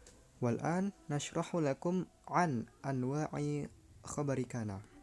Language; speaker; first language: Arabic; non-native, learner; Indonesian